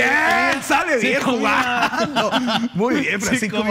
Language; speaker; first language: Spanish; native; Spanish